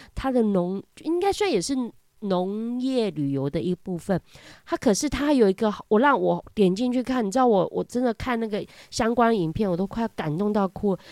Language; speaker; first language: Chinese; native; Chinese